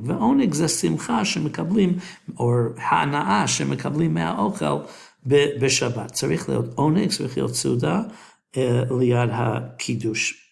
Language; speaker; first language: Hebrew; non-native, fluent; English